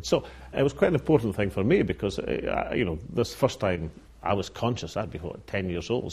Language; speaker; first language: English; native; English